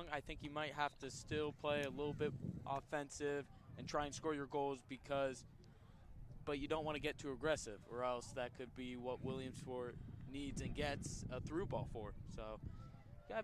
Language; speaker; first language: English; native; English